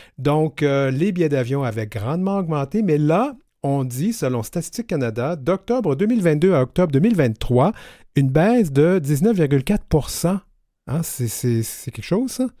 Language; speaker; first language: French; native; French